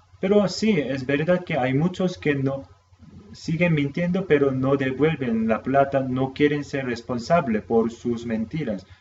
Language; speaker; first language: Spanish; non-native, fluent; Korean